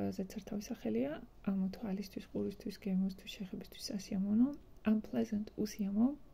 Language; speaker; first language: English; non-native, fluent; Georgian